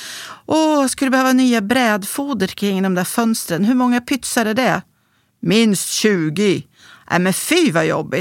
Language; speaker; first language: Swedish; native; Swedish